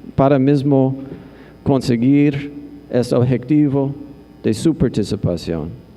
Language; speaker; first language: Spanish; non-native, fluent; English